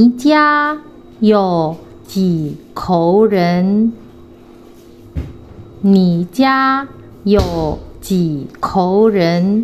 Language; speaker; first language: Chinese; non-native, fluent; Indonesian